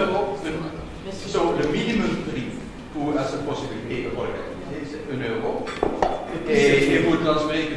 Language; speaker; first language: French; non-native, learner; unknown